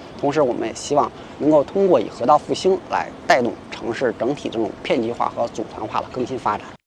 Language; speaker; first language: Chinese; native; Chinese